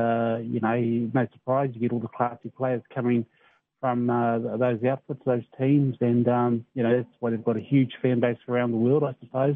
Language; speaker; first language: English; native; English